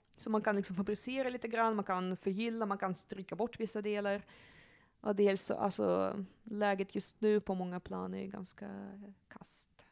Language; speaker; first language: Swedish; early bilingual, other home language; Russian